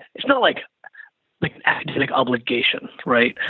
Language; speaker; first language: English; native; English